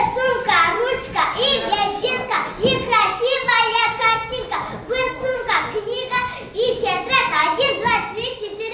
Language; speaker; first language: Russian; non-native, learner; Kyrgyz